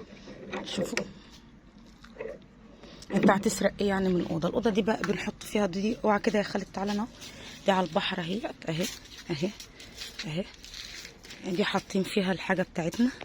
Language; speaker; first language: Arabic; native; Arabic